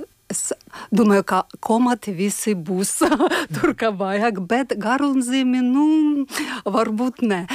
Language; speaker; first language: Latvian; non-native, learner; Ukrainian